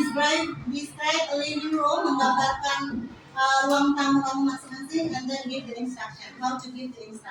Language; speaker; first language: English; non-native, learner; Indonesian